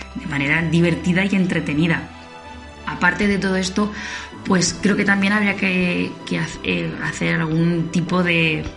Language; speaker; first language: Spanish; native; Spanish